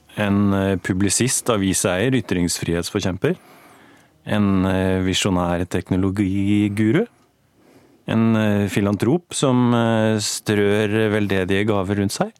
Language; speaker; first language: Norwegian; native; Norwegian